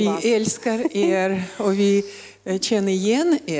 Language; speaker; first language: Swedish; non-native, learner; Russian